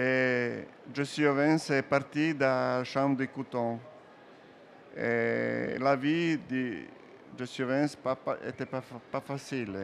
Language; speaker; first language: French; non-native, learner; Serbian